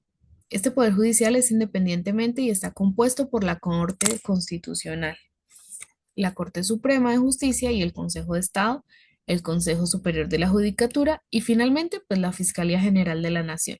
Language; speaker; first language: Spanish; native; Spanish